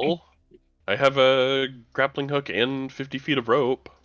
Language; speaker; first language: English; native; English